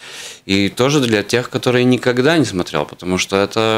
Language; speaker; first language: Russian; non-native, fluent; Latvian